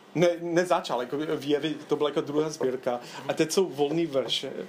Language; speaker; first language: Czech; non-native, fluent; English